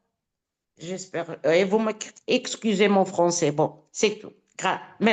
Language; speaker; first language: French; non-native, fluent; Italian